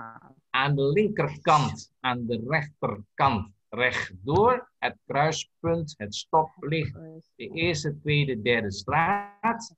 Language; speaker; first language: Dutch; non-native, learner; Indonesian